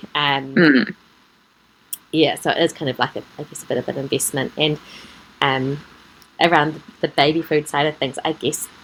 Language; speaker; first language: English; native; English